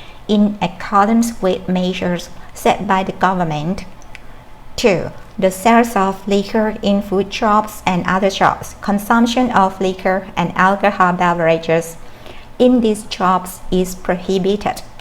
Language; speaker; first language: English; non-native, fluent; Thai